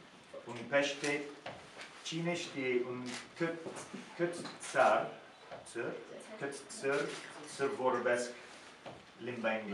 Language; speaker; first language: Romanian; non-native, learner; English